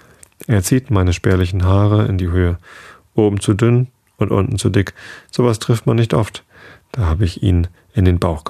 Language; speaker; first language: German; native; German